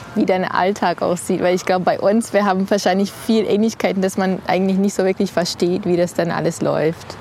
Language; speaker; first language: German; non-native, fluent; English